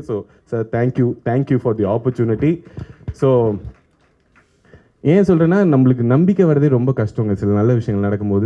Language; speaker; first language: Tamil; native; Tamil